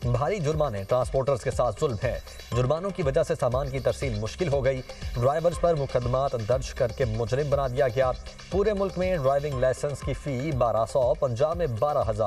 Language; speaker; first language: Urdu; native; Urdu